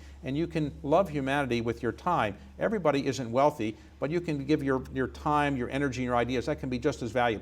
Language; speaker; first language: English; native; English